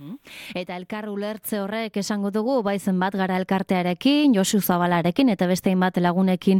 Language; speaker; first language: Basque; native; Basque